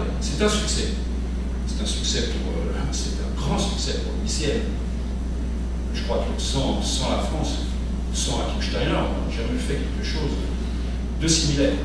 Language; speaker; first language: French; native; French